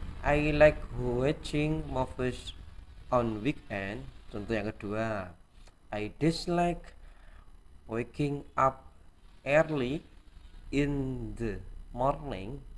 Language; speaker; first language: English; non-native, learner; Indonesian